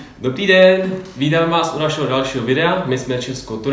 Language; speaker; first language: Czech; native; Czech